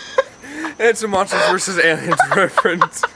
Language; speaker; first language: English; native; English